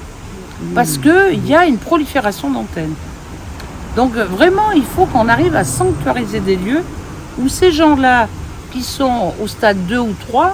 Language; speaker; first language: French; native; French